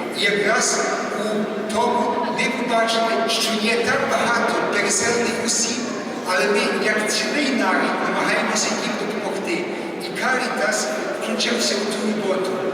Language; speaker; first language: Ukrainian; early bilingual, heritage; Ukrainian